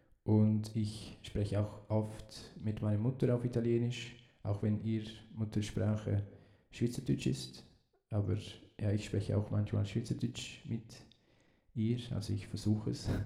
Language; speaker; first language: German; early bilingual, heritage; Italian